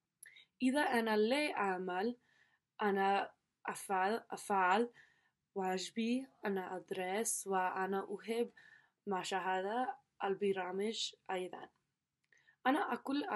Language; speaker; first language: Arabic; non-native, learner; English